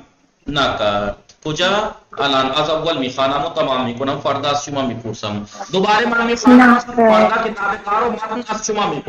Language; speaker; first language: Persian; non-native, fluent; Urdu